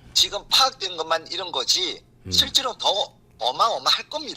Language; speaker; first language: Korean; native; Korean